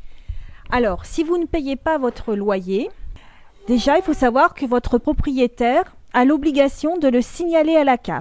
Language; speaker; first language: French; native; French